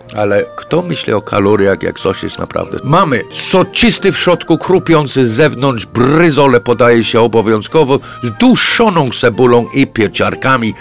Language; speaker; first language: Polish; non-native, fluent; English